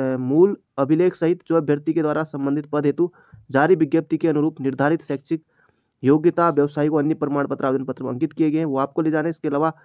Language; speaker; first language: Hindi; native; Hindi